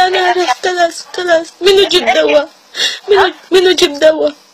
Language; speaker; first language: Arabic; non-native, learner; Filipino